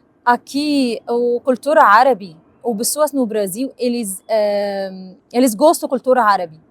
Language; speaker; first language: Portuguese; non-native, learner; Arabic